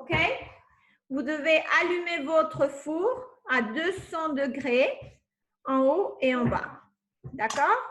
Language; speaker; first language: French; non-native, fluent; Spanish